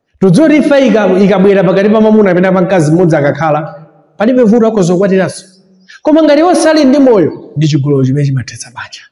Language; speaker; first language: Nyanja; native; Nyanja